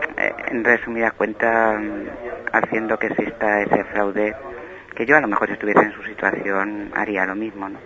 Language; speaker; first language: Spanish; native; Spanish